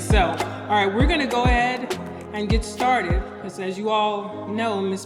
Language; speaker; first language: English; native; English